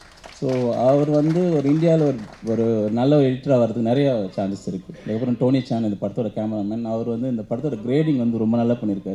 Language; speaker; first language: Tamil; native; Tamil